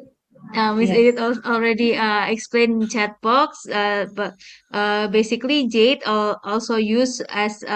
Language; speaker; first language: English; non-native, fluent; Indonesian